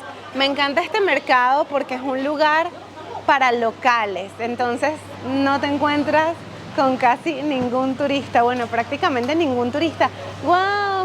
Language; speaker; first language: Spanish; native; Spanish